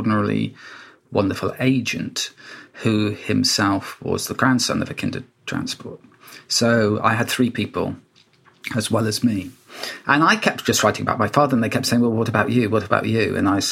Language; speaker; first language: English; native; English